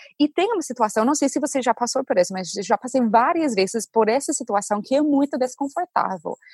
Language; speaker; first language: Portuguese; non-native, fluent; English